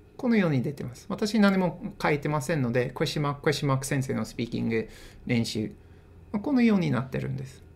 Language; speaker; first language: Japanese; non-native, fluent; English